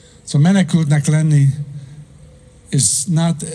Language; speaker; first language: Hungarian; early bilingual, heritage; Hungarian